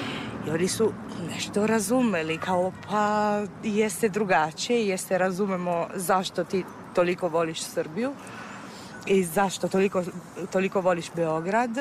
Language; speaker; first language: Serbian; non-native, fluent; Italian